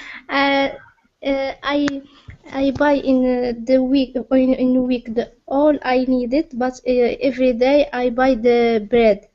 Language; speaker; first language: English; non-native, learner; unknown